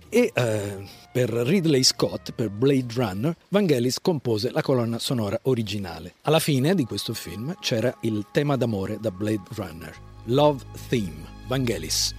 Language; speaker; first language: Italian; native; Italian